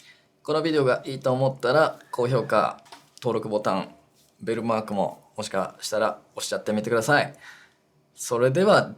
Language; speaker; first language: Japanese; native; Japanese